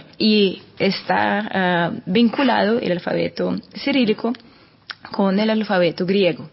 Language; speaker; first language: Spanish; non-native, fluent; Russian